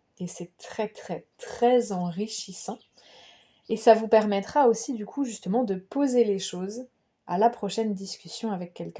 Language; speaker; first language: French; native; French